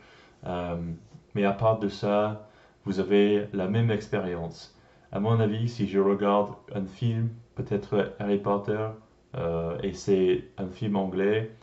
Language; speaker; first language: French; non-native, learner; English